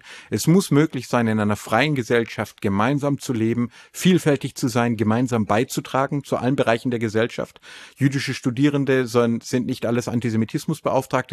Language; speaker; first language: German; native; German